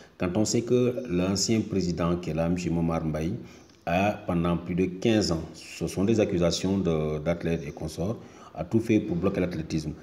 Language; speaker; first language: French; non-native, local second language; Wolof